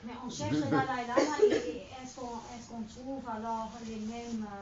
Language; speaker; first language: French; non-native, learner; Dutch